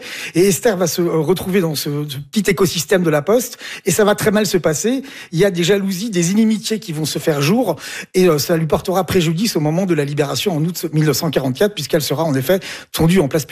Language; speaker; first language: French; native; French